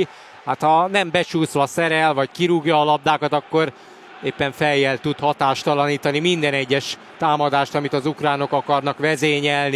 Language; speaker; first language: Hungarian; native; Hungarian